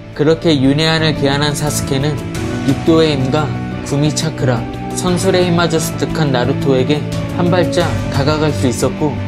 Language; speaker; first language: Korean; native; Korean